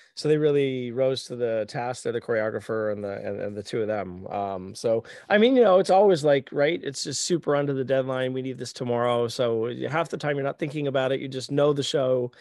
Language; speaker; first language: English; native; English